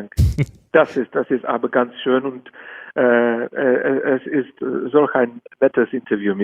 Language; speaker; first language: German; non-native, fluent; Czech